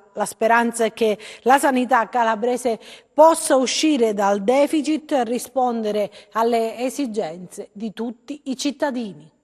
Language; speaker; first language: Italian; native; Italian